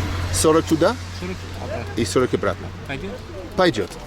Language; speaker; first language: Russian; non-native, learner; English